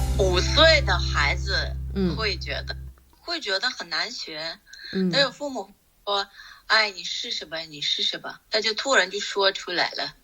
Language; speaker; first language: Chinese; non-native, fluent; Russian